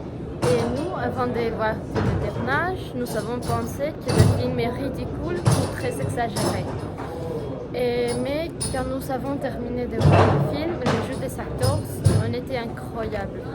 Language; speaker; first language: French; non-native, learner; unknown